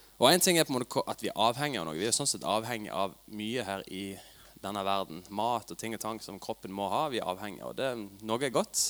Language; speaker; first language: Norwegian; native; Norwegian